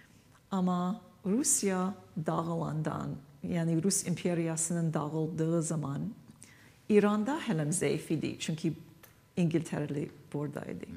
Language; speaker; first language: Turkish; non-native, fluent; English